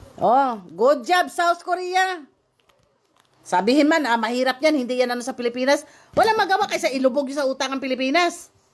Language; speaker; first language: Filipino; native; Filipino